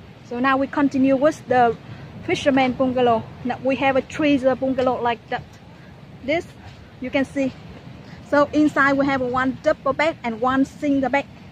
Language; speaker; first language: English; non-native, learner; Vietnamese